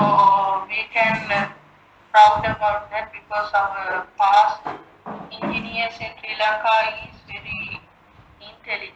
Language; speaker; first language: English; non-native, learner; Sinhala